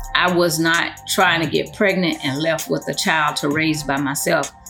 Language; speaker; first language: English; native; English